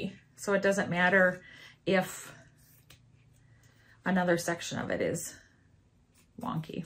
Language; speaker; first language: English; native; English